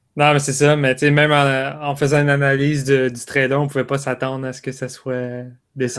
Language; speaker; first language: French; native; French